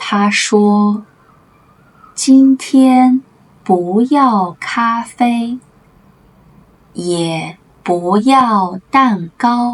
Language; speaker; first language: Chinese; native; Chinese